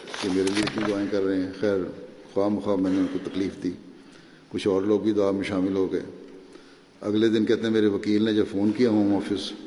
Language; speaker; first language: Urdu; native; Urdu